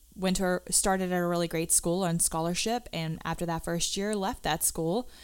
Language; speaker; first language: English; native; English